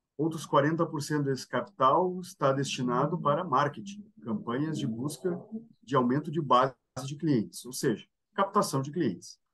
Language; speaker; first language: Portuguese; native; Portuguese